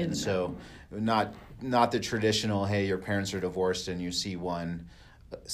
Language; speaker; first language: English; native; English